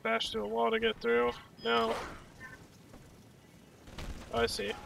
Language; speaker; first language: English; native; English